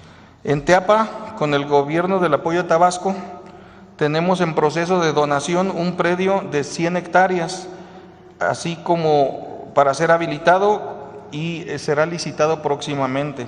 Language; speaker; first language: Spanish; native; Spanish